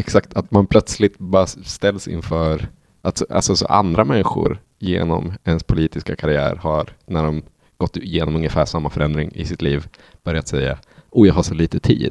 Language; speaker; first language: Swedish; native; Swedish